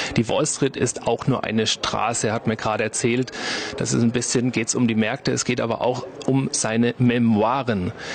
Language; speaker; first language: German; native; German